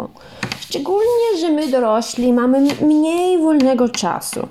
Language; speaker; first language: Polish; early bilingual, heritage; Ukrainian